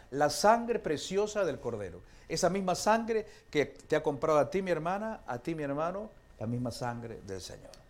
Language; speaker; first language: Spanish; native; Spanish